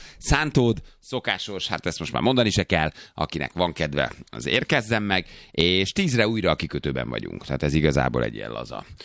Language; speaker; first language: Hungarian; native; Hungarian